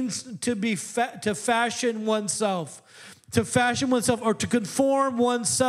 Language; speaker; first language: English; native; English